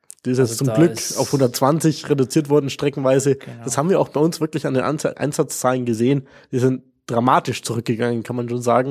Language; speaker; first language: German; native; German